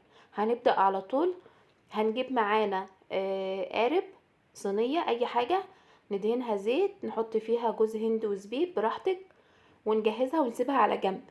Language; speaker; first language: Arabic; native; Arabic